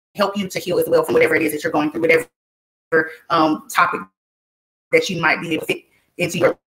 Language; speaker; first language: English; native; English